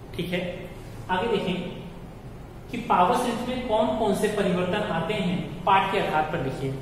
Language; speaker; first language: Hindi; native; Hindi